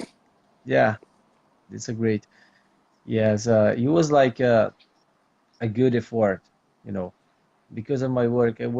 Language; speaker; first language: English; non-native, fluent; Portuguese